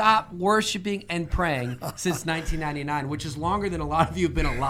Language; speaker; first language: English; native; English